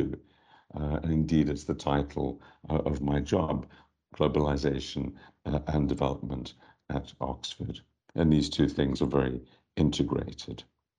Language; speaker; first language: English; native; English